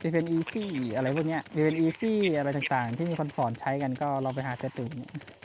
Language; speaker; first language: Thai; native; Thai